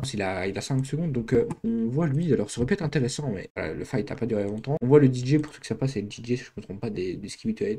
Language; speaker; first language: French; native; French